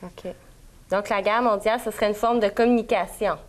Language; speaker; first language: French; native; French